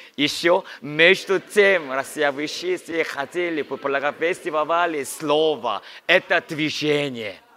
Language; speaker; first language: Russian; non-native, learner; Korean